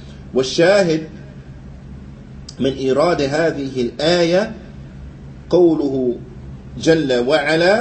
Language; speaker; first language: Arabic; non-native, fluent; English